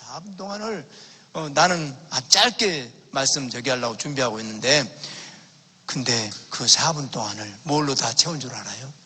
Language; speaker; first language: Korean; native; Korean